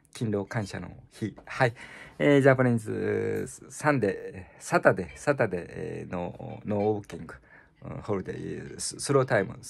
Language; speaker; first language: Japanese; native; Japanese